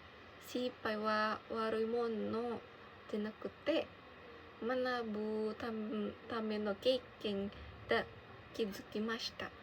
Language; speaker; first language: Japanese; non-native, learner; Indonesian